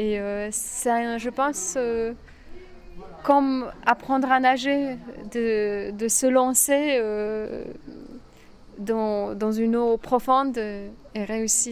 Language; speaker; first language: French; non-native, fluent; Polish